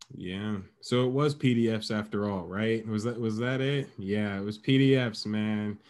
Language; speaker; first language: English; native; English